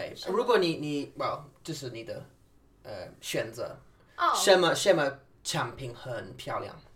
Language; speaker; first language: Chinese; non-native, learner; English